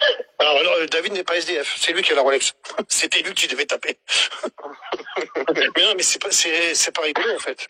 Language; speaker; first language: French; native; French